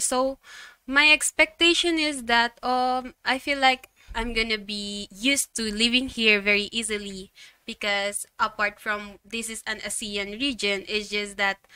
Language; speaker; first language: English; non-native, local second language; Filipino